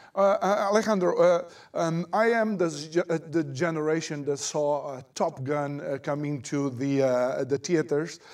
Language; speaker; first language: English; non-native, fluent; Portuguese